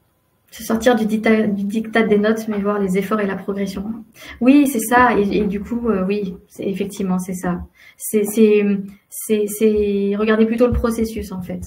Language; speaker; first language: French; native; French